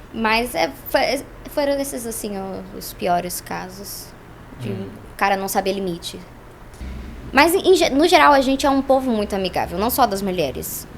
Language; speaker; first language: Portuguese; native; Portuguese